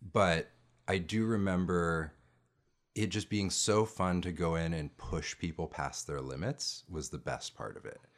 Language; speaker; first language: English; native; English